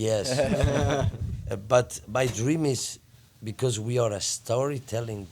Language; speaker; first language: English; non-native, learner; Italian